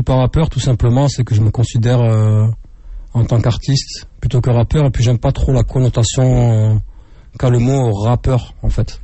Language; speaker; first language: French; native; French